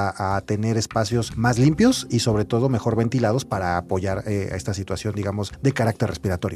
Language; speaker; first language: Spanish; native; Spanish